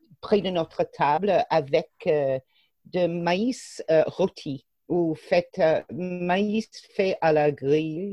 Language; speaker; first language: French; non-native, fluent; English